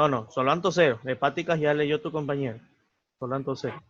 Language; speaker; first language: Spanish; native; Spanish